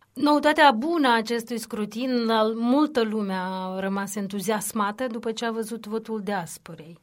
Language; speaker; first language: Romanian; native; Romanian